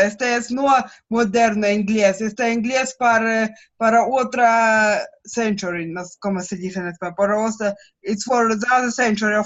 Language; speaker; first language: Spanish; non-native, learner; Russian